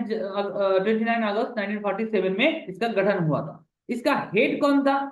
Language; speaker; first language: Hindi; non-native, local second language; Bangla